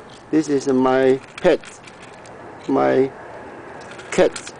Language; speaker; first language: English; non-native, learner; Cantonese